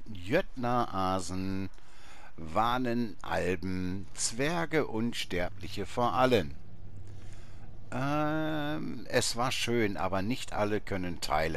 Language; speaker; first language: German; native; German